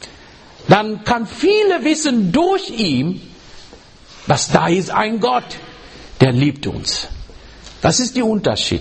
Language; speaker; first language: German; non-native, learner; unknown